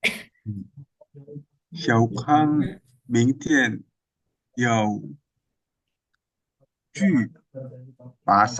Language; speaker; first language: Chinese; non-native, learner; Indonesian